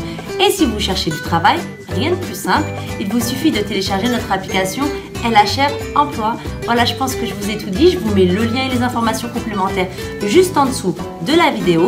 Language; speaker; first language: French; native; French